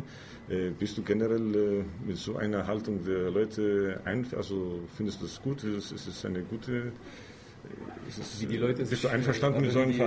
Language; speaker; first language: German; non-native, fluent; Greek